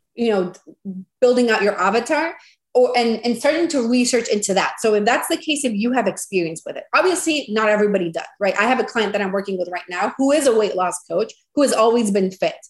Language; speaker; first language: English; non-native, fluent; Spanish